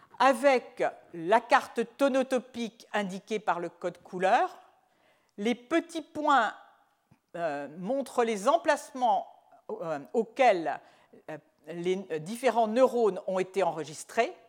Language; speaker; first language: French; native; French